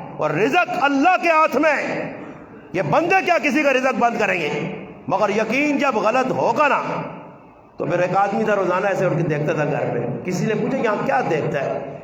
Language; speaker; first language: Urdu; non-native, local second language; Punjabi